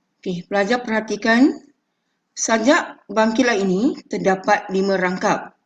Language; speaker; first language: Malay; non-native, local second language; Chinese